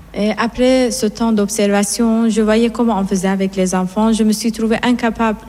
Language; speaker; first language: French; non-native, fluent; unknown